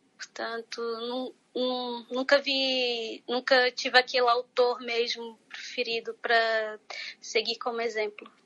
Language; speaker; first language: Portuguese; native; Portuguese